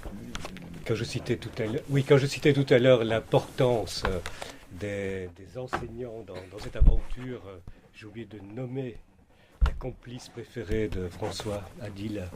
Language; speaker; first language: French; native; French